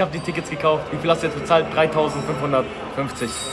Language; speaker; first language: German; native; German